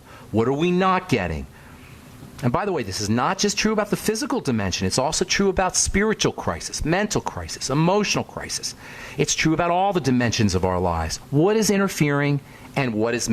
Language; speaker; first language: English; native; English